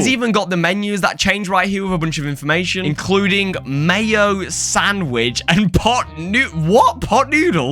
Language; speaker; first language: English; native; English